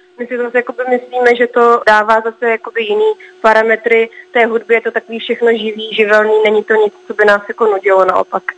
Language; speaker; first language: Czech; native; Czech